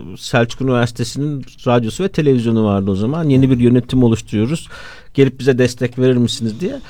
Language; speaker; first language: Turkish; native; Turkish